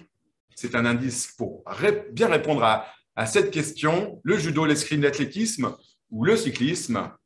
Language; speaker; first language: French; native; French